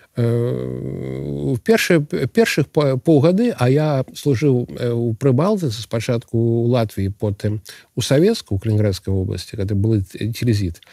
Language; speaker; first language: Belarusian; non-native, local second language; Russian